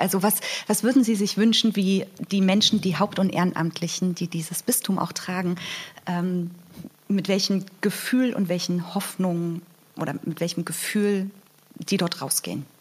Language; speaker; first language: German; native; German